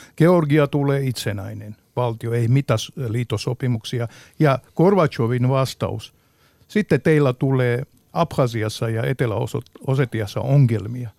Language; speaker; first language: Finnish; non-native, fluent; Georgian